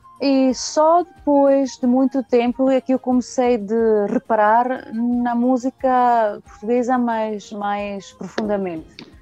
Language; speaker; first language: Portuguese; early bilingual, heritage; Portuguese